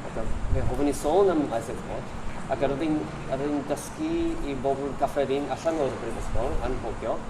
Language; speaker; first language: Welsh; non-native, learner; Japanese